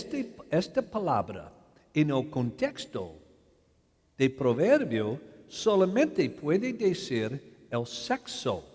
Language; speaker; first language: Spanish; non-native, learner; English